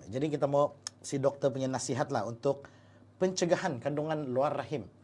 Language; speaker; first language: Malay; native; Malay